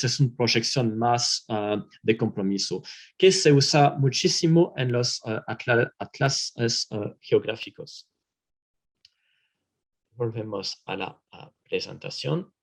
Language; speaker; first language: Spanish; non-native, fluent; French